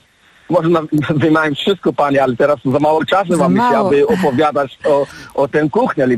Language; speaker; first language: Polish; non-native, learner; Arabic